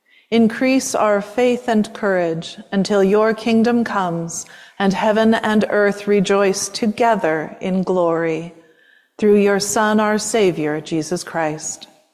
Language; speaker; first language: English; native; English